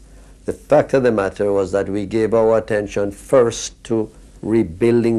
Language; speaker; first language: English; native; English